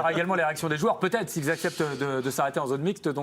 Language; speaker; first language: French; native; French